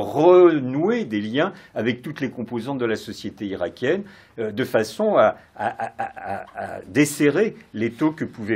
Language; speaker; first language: French; native; French